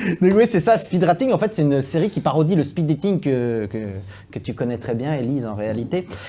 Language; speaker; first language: French; native; French